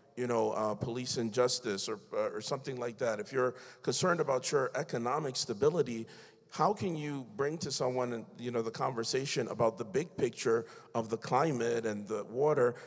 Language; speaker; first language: English; native; English